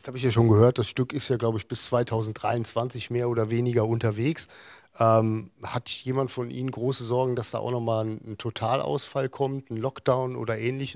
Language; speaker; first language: German; native; German